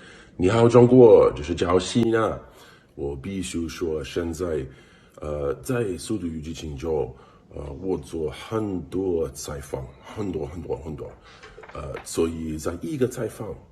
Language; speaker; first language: Chinese; non-native, learner; English